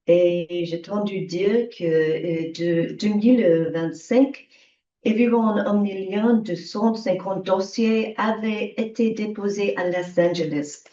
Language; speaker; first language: French; non-native, learner; English